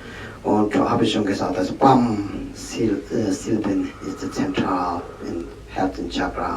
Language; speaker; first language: German; non-native, learner; Tibetan